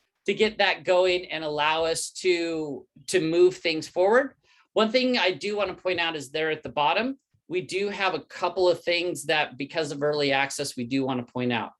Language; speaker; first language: English; native; English